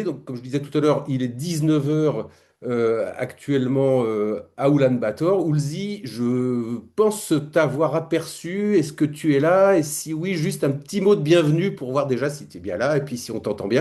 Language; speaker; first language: French; native; French